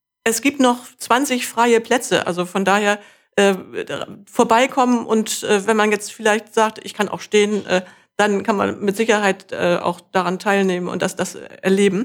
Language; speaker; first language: German; native; German